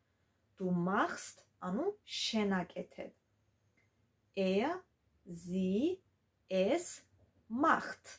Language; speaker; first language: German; non-native, fluent; Georgian